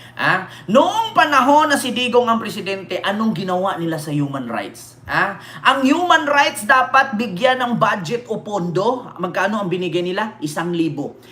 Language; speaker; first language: Filipino; native; Filipino